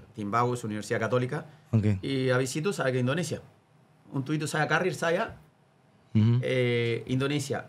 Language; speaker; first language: Indonesian; non-native, learner; Spanish